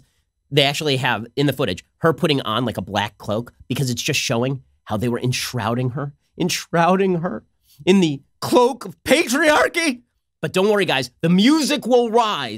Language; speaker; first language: English; native; English